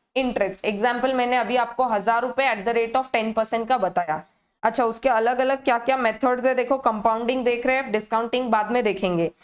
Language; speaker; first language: Hindi; native; Hindi